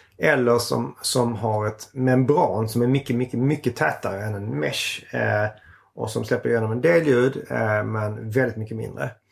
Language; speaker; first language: Swedish; native; Swedish